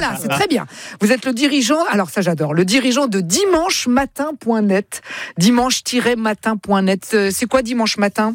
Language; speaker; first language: French; native; French